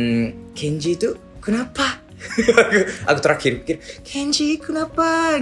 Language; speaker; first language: Indonesian; non-native, learner; Japanese